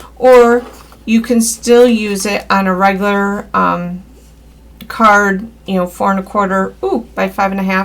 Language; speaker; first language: English; native; English